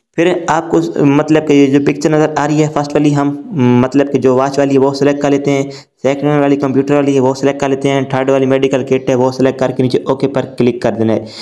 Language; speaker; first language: Urdu; native; Urdu